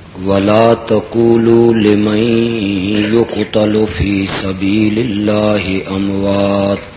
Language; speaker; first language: Urdu; non-native, local second language; Punjabi